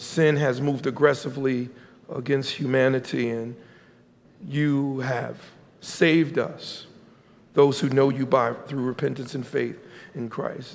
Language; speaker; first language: English; native; English